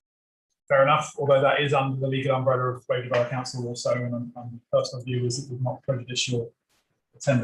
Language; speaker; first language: English; native; English